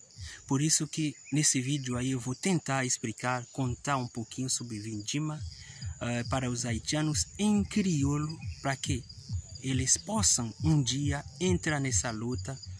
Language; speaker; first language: Portuguese; non-native, fluent; Haitian Creole